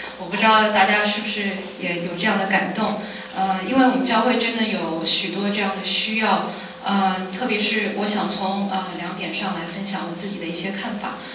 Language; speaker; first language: Chinese; early bilingual, heritage; Chinese